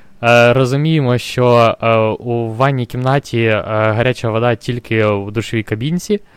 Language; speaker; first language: Ukrainian; non-native, local second language; Russian